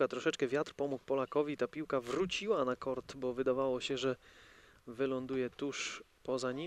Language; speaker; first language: Polish; native; Polish